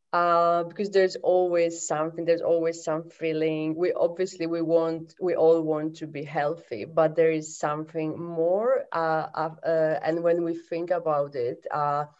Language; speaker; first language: English; non-native, fluent; Polish